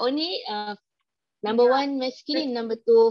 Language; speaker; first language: English; non-native, learner; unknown